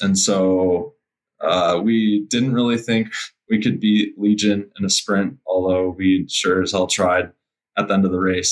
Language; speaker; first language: English; native; English